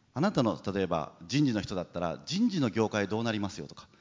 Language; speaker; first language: Japanese; native; Japanese